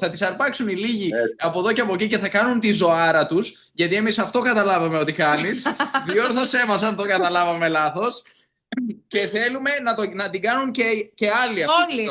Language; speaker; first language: Greek; native; Greek